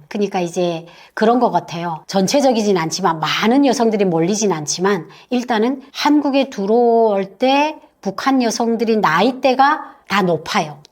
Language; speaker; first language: Korean; native; Korean